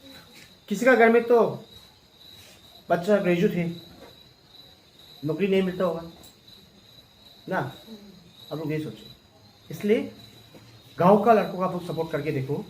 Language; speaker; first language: Hindi; non-native, local second language; Garo